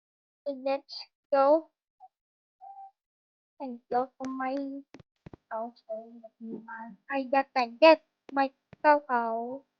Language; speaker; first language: English; non-native, learner; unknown